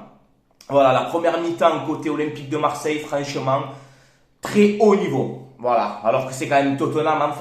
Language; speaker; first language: French; native; French